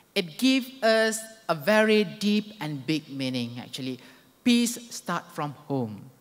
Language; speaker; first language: English; non-native, local second language; Malay